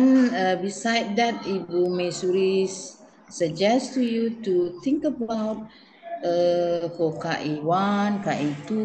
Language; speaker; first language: English; non-native, learner; Indonesian